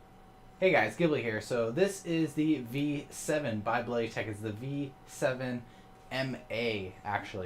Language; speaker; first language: English; native; English